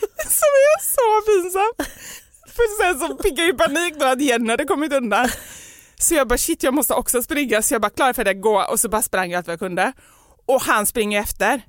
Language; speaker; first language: Swedish; native; Swedish